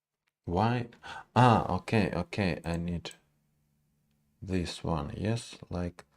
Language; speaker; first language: English; non-native, learner; Russian